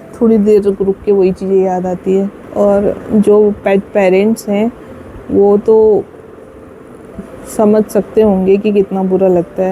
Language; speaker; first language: Hindi; native; Hindi